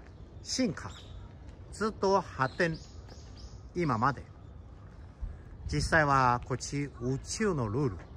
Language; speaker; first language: Japanese; non-native, fluent; Chinese